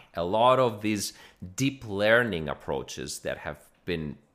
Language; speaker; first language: English; non-native, fluent; Greek